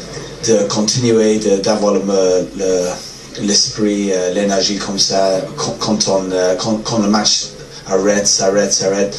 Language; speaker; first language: French; non-native, fluent; English